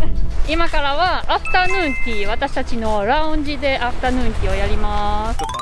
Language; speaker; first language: Japanese; non-native, fluent; German